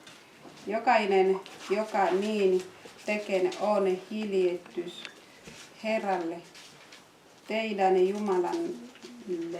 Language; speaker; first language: Finnish; non-native, fluent; Swahili